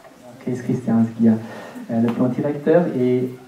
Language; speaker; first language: French; non-native, local second language; German